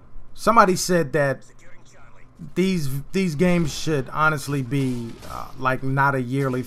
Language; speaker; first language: English; native; English